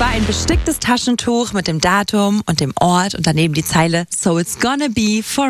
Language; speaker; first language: German; native; German